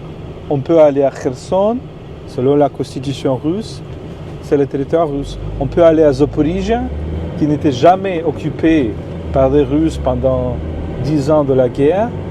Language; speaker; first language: French; non-native, fluent; Ukrainian